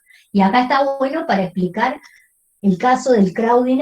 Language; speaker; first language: Spanish; native; Spanish